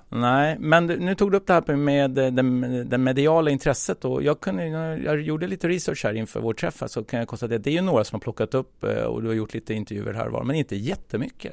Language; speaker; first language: Swedish; native; Swedish